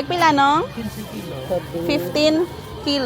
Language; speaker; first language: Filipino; non-native, local second language; Hiligaynon